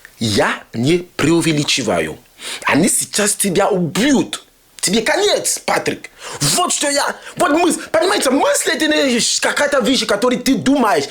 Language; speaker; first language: Russian; non-native, fluent; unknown